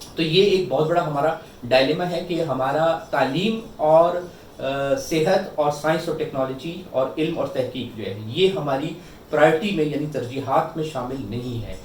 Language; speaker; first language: Urdu; non-native, local second language; Northern Hindko